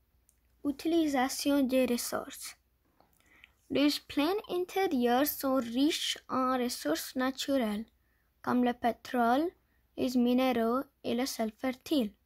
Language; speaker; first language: French; non-native, learner; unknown